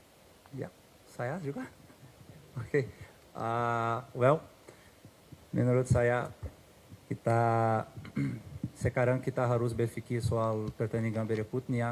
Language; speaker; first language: Indonesian; non-native, fluent; Portuguese